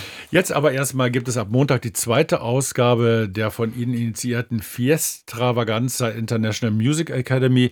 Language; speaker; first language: German; native; German